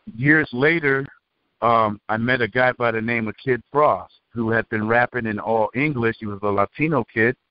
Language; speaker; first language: English; native; English